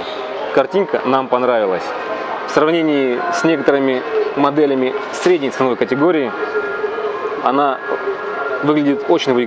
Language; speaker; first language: Russian; native; Russian